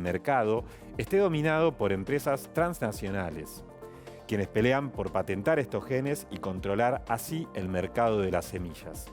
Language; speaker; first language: Spanish; native; Spanish